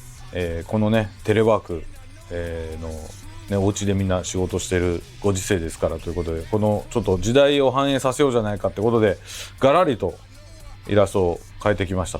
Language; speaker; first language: Japanese; native; Japanese